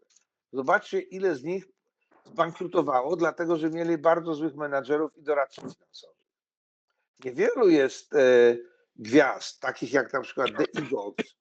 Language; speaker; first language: Polish; native; Polish